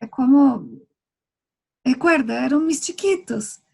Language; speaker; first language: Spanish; non-native, fluent; Portuguese